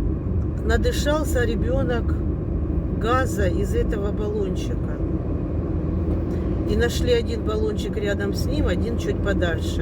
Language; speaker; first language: Russian; native; Russian